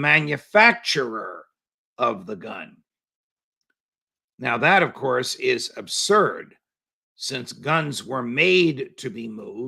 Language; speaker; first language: English; native; English